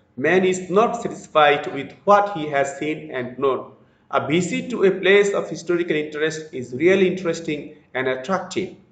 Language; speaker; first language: English; non-native, local second language; Bangla